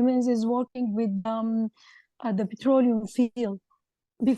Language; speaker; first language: English; non-native, learner; Arabic